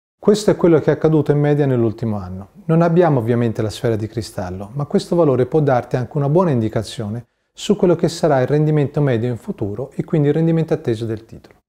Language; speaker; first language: Italian; native; Italian